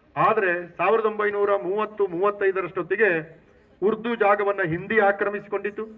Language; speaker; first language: Kannada; non-native, local second language; Tulu